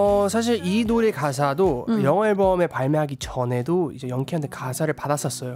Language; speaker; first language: Korean; early bilingual, heritage; Korean